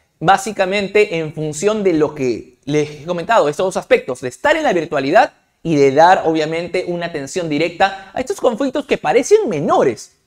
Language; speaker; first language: Spanish; native; Spanish